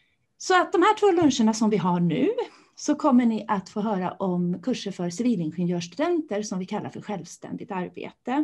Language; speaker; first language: Swedish; native; Swedish